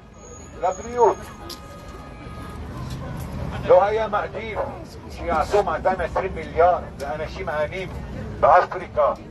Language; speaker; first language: Hebrew; non-native, local second language; Arabic